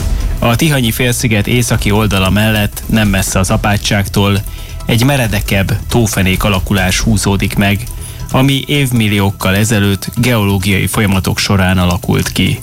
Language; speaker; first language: Hungarian; native; Hungarian